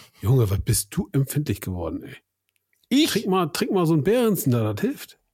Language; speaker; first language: German; native; German